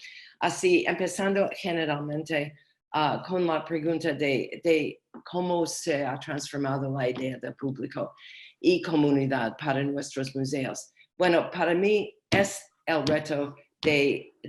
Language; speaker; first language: Spanish; non-native, learner; English